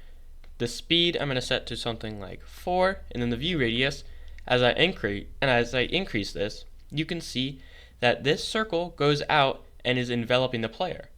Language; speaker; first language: English; native; English